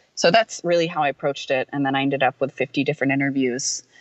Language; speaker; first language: English; native; English